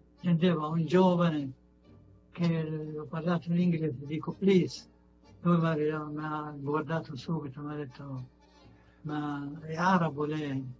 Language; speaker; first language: Italian; non-native, fluent; Arabic